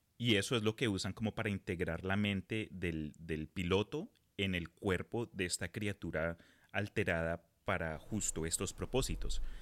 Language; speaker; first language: Spanish; early bilingual, heritage; Spanish